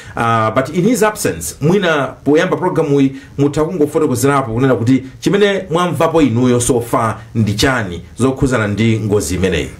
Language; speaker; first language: Nyanja; native; Nyanja